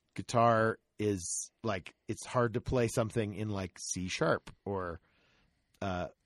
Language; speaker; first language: English; native; English